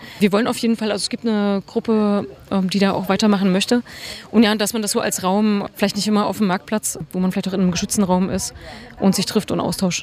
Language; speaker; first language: German; native; German